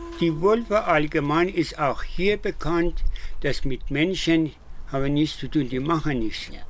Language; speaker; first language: German; non-native, learner; Persian